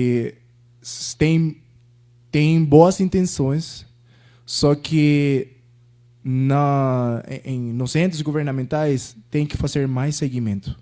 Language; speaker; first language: Portuguese; non-native, fluent; Spanish